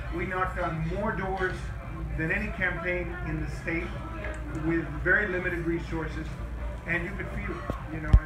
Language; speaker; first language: English; early bilingual, other home language; Spanish